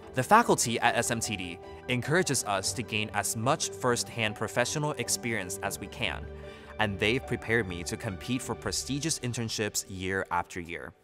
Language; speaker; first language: English; early bilingual, other home language; Chinese